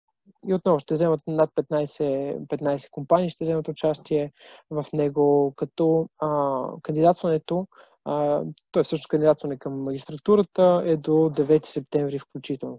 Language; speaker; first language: Bulgarian; native; Bulgarian